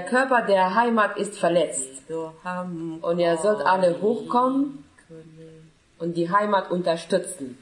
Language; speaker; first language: German; non-native, fluent; Persian